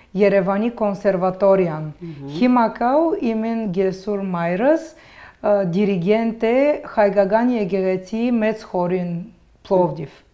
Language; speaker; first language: Armenian; early bilingual, heritage; Armenian